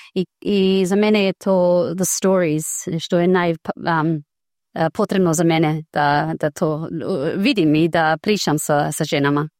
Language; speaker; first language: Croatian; early bilingual, heritage; Croatian